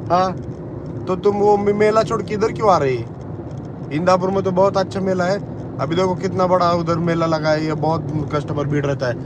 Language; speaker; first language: Hindi; non-native, local second language; Marathi